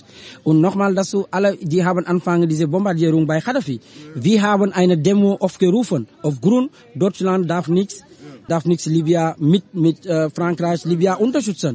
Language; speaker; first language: German; non-native, learner; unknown